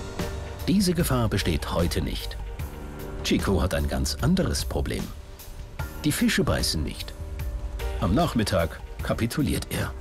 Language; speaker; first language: German; native; German